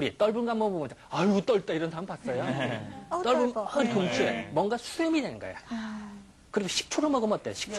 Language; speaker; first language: Korean; native; Korean